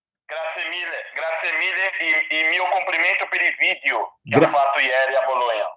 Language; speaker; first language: Italian; non-native, learner; Portuguese